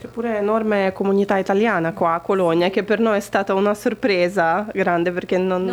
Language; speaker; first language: Italian; non-native, fluent; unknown